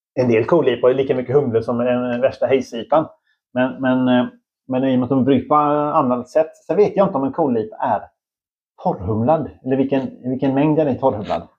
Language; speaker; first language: Swedish; native; Swedish